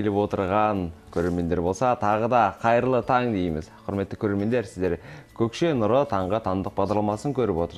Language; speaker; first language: Kazakh; native; Kazakh